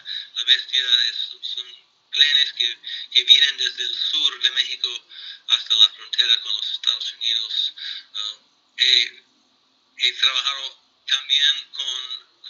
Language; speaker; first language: Spanish; non-native, fluent; English